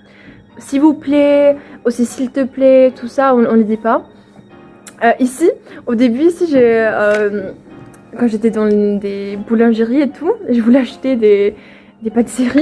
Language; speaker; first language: French; non-native, fluent; Swedish